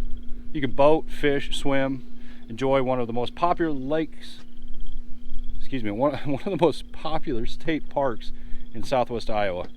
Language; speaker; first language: English; native; English